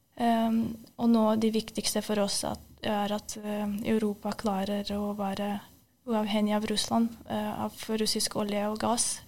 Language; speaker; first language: Norwegian; non-native, fluent; Ukrainian